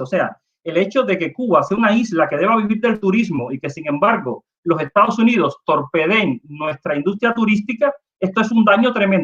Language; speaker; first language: Spanish; native; Spanish